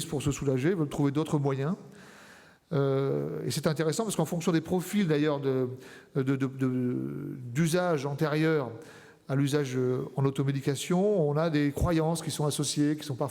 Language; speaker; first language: French; native; French